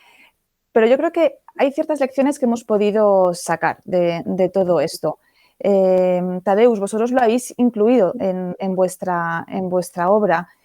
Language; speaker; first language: Spanish; native; Spanish